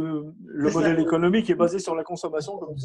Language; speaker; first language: French; native; French